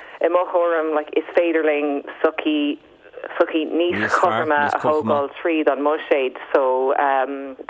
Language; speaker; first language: Irish; non-native, local second language; English